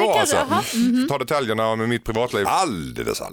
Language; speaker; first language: Swedish; native; Swedish